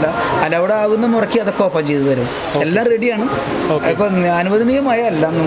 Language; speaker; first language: Malayalam; native; Malayalam